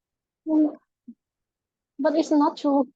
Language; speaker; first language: English; non-native, learner; Vietnamese